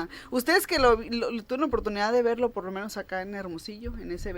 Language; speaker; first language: Spanish; native; Spanish